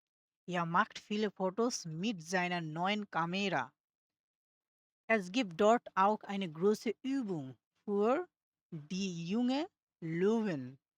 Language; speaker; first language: German; non-native, learner; Bangla